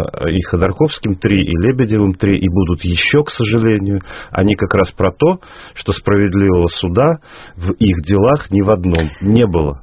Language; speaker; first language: Russian; native; Russian